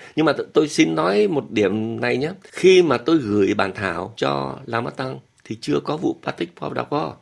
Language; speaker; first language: Vietnamese; native; Vietnamese